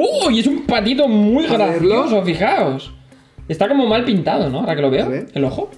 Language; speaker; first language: Spanish; native; Spanish